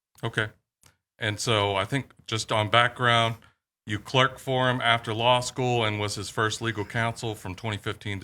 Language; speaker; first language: English; native; English